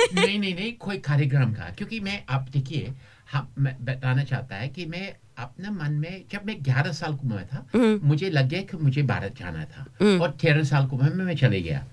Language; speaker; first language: Hindi; non-native, fluent; English